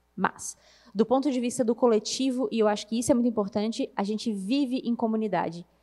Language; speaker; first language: Portuguese; native; Portuguese